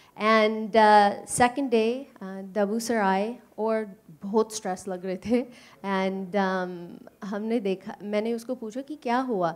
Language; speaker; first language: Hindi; non-native, learner; English